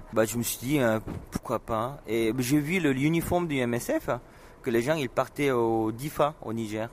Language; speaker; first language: French; non-native, fluent; Korean